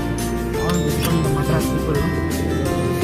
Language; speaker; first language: English; non-native, learner; Filipino